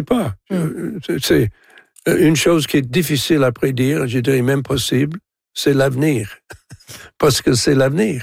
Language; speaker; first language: French; non-native, local second language; English